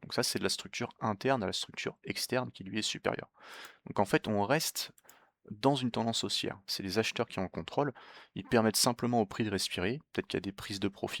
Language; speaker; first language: French; native; French